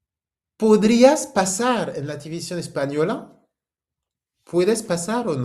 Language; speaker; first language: Spanish; non-native, fluent; French